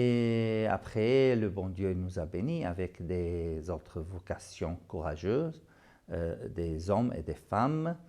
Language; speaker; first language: French; non-native, fluent; Arabic